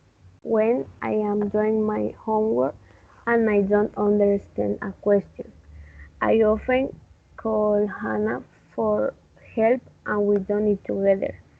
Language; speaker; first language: English; non-native, learner; Spanish